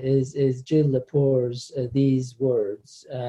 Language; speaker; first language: English; non-native, fluent; Turkish